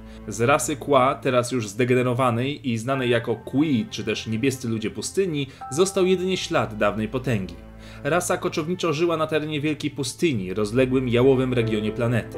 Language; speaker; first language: Polish; native; Polish